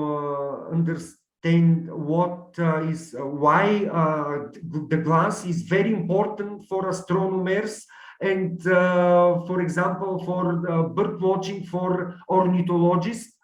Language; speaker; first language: English; non-native, learner; Bulgarian